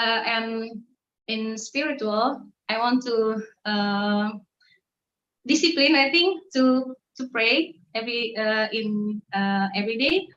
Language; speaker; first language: English; non-native, learner; Indonesian